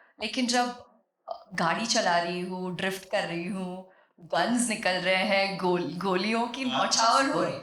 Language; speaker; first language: Hindi; non-native, local second language; Marathi